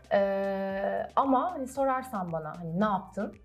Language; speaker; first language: Turkish; early bilingual, other home language; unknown